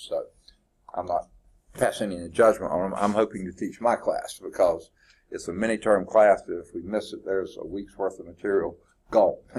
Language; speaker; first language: English; native; English